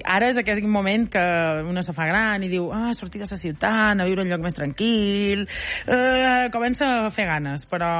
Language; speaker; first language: Catalan; native; Catalan